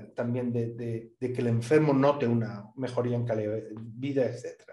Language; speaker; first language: Spanish; native; Spanish